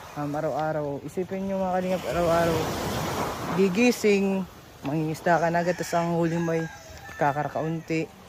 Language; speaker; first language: Filipino; native; Filipino